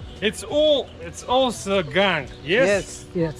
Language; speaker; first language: English; non-native, learner; Russian